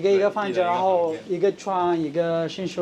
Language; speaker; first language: Chinese; non-native, fluent; Amharic